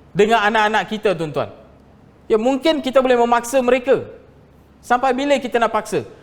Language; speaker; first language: Malay; non-native, local second language; Tamil